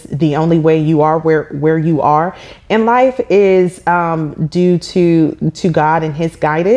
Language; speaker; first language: English; native; English